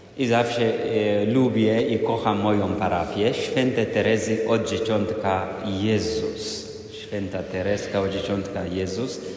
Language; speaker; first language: Polish; non-native, fluent; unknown